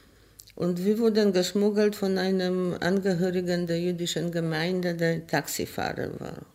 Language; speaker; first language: German; non-native, fluent; Polish